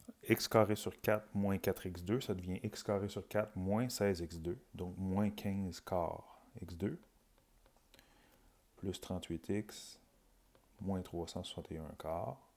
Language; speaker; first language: French; native; French